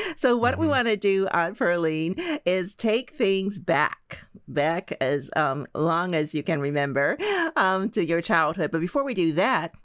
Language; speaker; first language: English; native; English